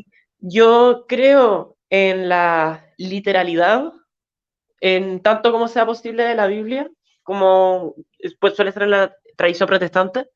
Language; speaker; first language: Spanish; native; Spanish